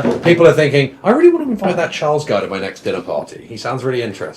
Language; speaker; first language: English; native; English